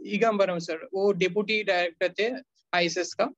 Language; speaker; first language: Hindi; non-native, local second language; Bangla